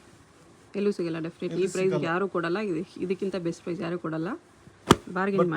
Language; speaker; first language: Kannada; native; Kannada